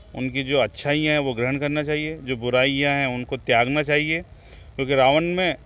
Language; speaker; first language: Hindi; native; Hindi